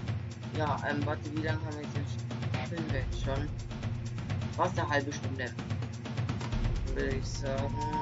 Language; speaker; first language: German; native; German